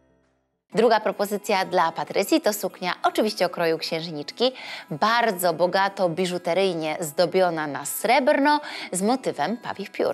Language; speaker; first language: Polish; native; Polish